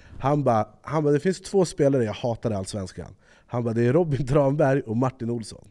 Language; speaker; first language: Swedish; native; Swedish